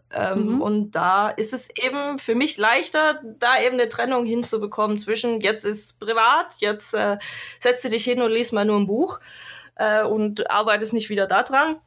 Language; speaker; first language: German; native; German